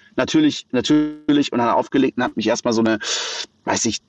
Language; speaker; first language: German; native; German